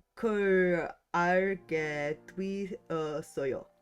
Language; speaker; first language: Korean; non-native, learner; English